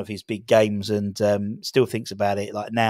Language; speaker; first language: English; native; English